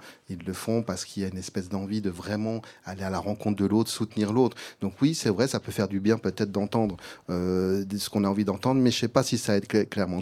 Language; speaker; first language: French; native; French